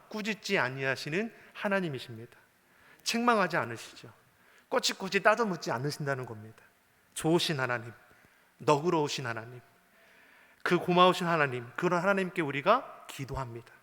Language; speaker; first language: Korean; native; Korean